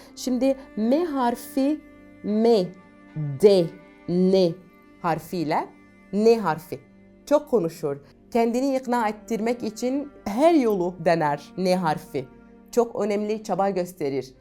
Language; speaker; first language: Turkish; non-native, fluent; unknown